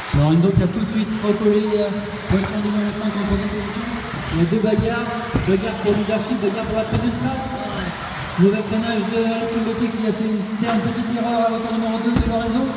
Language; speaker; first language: French; native; French